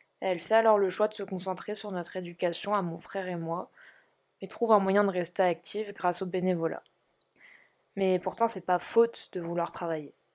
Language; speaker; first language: French; native; French